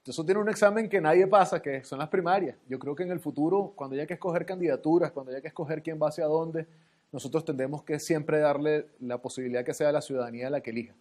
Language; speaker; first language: Spanish; native; Spanish